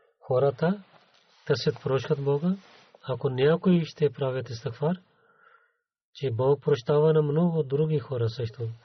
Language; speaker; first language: Bulgarian; non-native, learner; Urdu